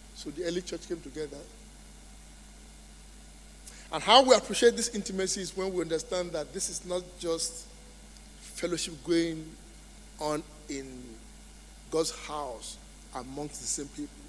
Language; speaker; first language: English; non-native, local second language; Yoruba